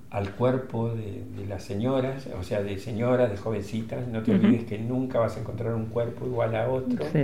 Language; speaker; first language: Spanish; native; Spanish